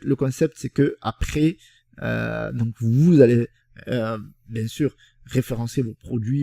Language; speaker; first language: French; native; French